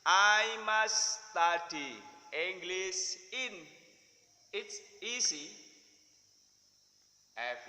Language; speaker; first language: English; non-native, fluent; Indonesian